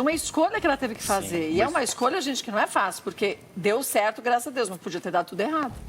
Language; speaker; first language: Portuguese; native; Portuguese